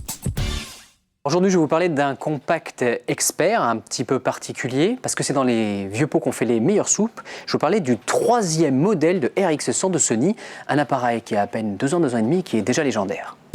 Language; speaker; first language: French; native; French